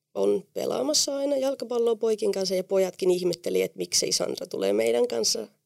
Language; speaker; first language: Finnish; non-native, fluent; Spanish